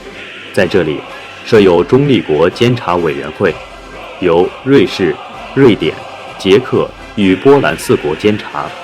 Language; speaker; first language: Chinese; native; Chinese